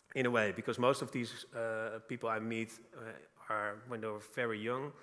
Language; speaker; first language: English; non-native, fluent; Dutch